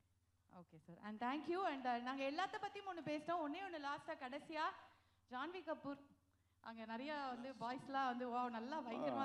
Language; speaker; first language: Tamil; native; Tamil